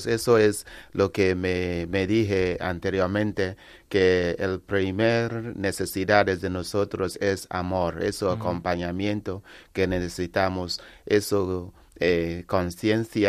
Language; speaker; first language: Spanish; non-native, learner; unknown